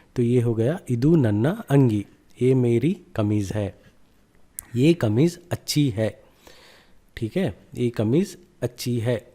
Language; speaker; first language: Hindi; non-native, local second language; Kannada